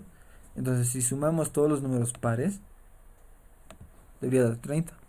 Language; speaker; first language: Spanish; native; Spanish